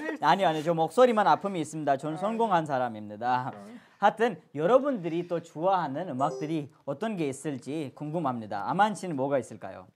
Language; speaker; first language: Korean; non-native, fluent; Urdu